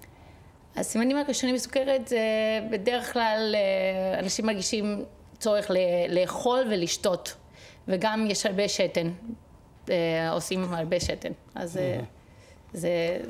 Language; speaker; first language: Hebrew; non-native, fluent; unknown